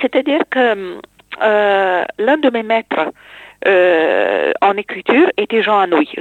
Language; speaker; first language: French; non-native, fluent; Romanian